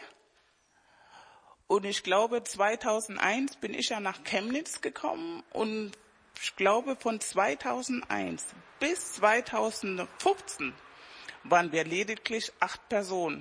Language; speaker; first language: German; non-native, fluent; Spanish